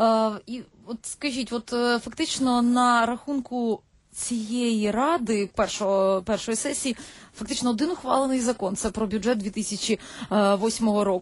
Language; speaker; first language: Ukrainian; native; Ukrainian